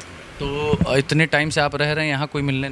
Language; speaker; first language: Hindi; native; Hindi